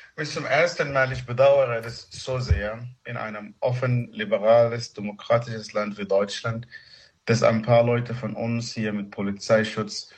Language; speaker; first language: German; non-native, fluent; Arabic